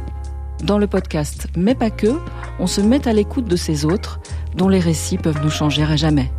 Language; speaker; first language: French; native; French